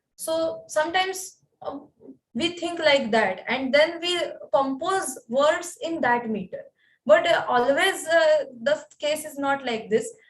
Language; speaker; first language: English; non-native, local second language; Marathi